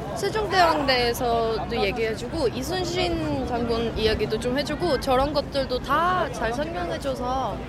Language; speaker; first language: Korean; early bilingual, heritage; Korean